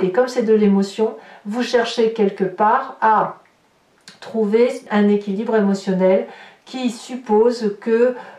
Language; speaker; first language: French; native; French